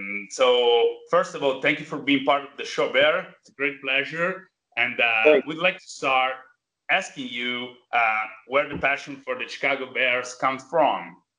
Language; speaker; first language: English; non-native, fluent; Italian